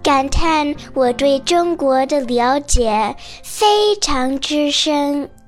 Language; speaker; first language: Chinese; early bilingual, other home language; English